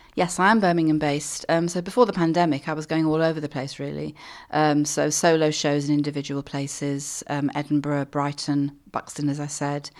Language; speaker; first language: English; native; English